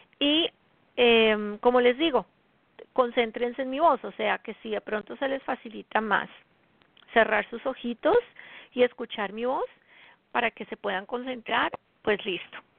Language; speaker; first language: Spanish; native; Spanish